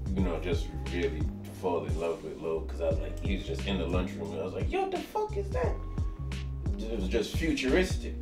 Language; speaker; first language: English; native; English